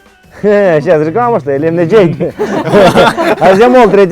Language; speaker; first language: Russian; native; Russian